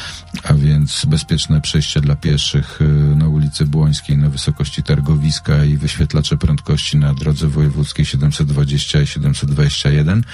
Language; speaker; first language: Polish; native; Polish